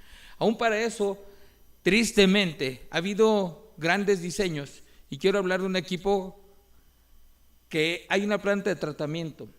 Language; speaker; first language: Spanish; native; Spanish